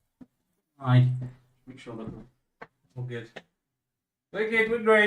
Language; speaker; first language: English; native; English